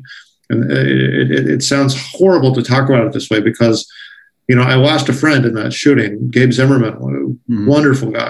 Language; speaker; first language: English; native; English